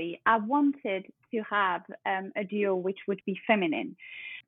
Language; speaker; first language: English; non-native, fluent; French